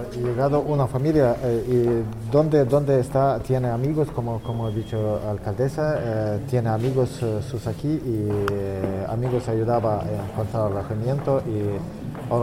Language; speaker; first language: Spanish; non-native, learner; Ukrainian